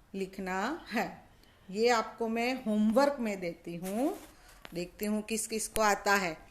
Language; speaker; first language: Hindi; non-native, local second language; Gujarati